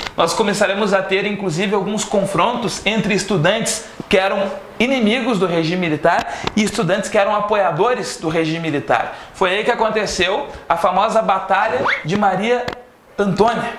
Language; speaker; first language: Portuguese; native; Portuguese